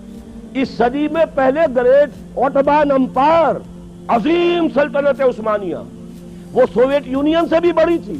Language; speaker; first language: Urdu; native; Urdu